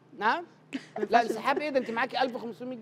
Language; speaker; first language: Arabic; native; Arabic